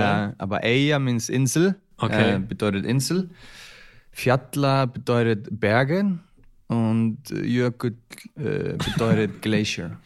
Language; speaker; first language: German; non-native, learner; Icelandic